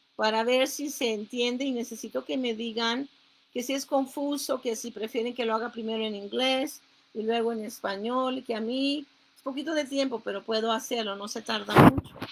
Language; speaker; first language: Spanish; early bilingual, heritage; Spanish